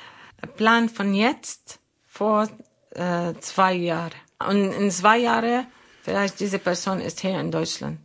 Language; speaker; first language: German; non-native, learner; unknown